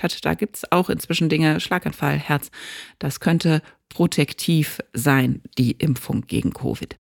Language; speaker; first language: German; native; German